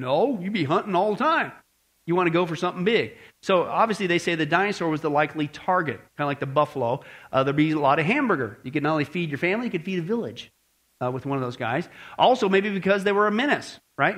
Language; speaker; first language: English; native; English